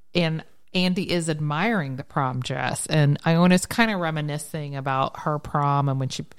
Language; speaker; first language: English; native; English